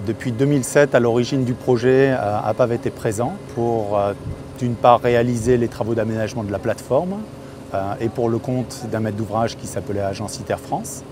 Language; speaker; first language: French; native; French